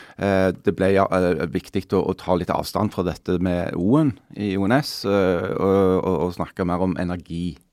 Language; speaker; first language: Norwegian; native; Norwegian